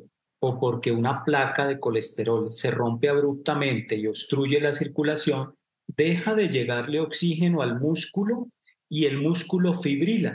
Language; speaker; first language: Spanish; native; Spanish